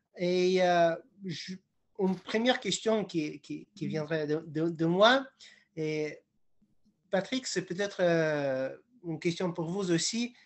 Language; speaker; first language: French; non-native, fluent; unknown